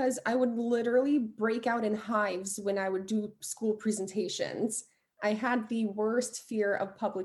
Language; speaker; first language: English; early bilingual, other home language; Albanian